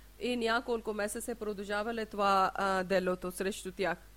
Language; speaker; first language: Bulgarian; non-native, learner; Urdu